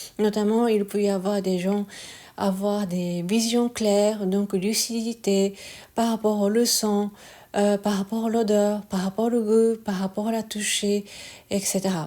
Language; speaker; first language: French; non-native, fluent; Japanese